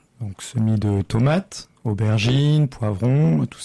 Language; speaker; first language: French; native; French